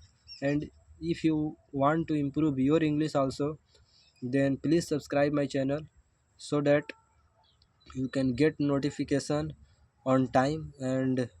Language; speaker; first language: English; non-native, learner; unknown